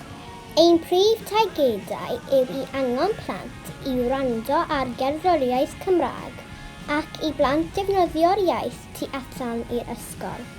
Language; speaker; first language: Welsh; non-native, local second language; English